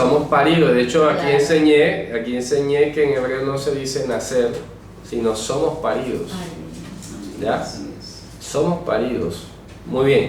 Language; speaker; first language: Spanish; native; Spanish